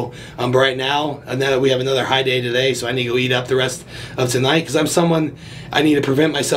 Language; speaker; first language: English; native; English